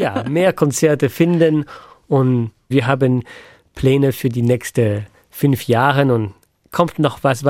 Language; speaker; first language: German; non-native, fluent; French